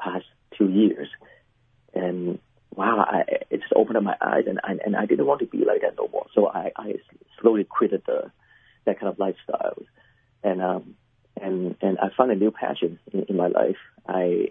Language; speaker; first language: English; early bilingual, other home language; Cantonese